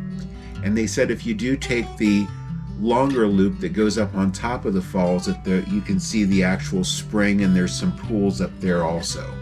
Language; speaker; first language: English; native; English